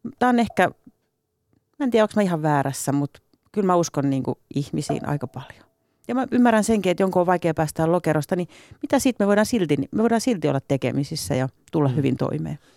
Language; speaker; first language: Finnish; native; Finnish